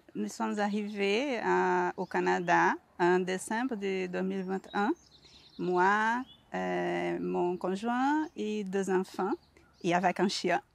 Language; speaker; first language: French; non-native, learner; Portuguese